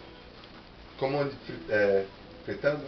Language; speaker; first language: French; non-native, learner; Portuguese